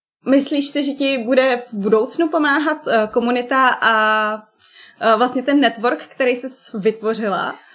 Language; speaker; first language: Czech; native; Czech